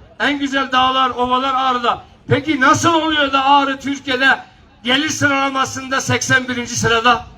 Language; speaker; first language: Turkish; non-native, local second language; Kurdish